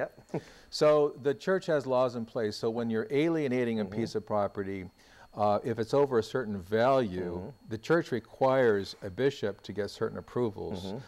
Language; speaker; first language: English; native; English